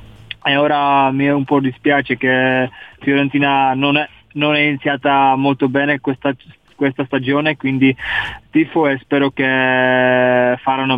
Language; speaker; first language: Italian; non-native, learner; Czech